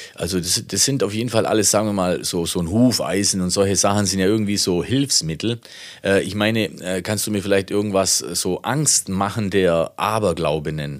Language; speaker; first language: German; non-native, fluent; Italian